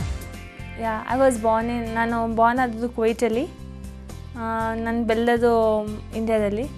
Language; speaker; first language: Kannada; non-native, local second language; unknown